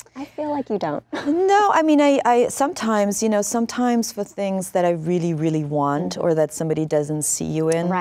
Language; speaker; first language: English; non-native, fluent; German